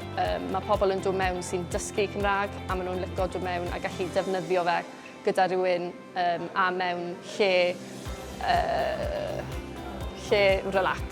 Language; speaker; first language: Welsh; native; Welsh